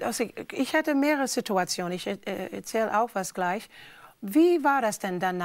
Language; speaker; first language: German; non-native, fluent; English